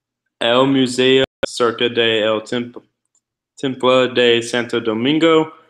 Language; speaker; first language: Spanish; non-native, learner; English